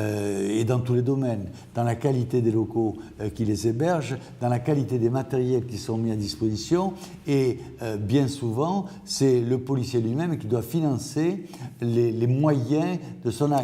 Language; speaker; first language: French; native; French